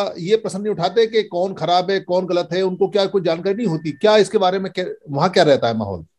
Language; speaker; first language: Hindi; native; Hindi